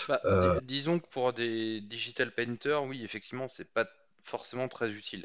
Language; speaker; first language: French; native; French